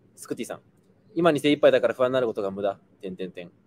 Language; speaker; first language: Japanese; native; Japanese